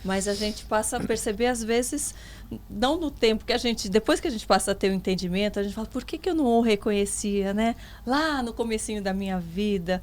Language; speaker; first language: Portuguese; native; Portuguese